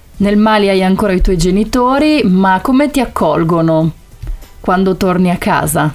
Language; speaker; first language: Italian; native; Italian